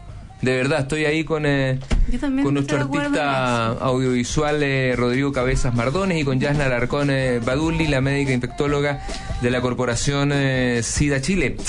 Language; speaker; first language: Spanish; native; Spanish